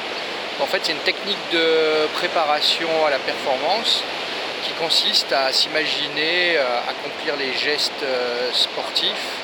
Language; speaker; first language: French; native; French